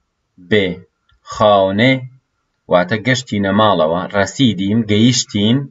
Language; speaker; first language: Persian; non-native, fluent; Central Kurdish